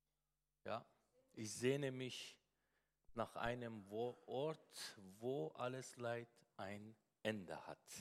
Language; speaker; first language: German; non-native, fluent; Persian